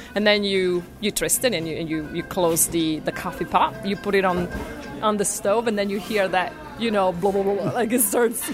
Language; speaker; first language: English; non-native, fluent; Italian